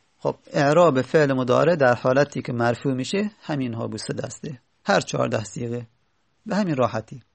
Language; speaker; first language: Persian; native; Persian